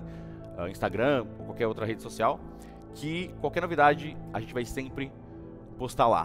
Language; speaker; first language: Portuguese; native; Portuguese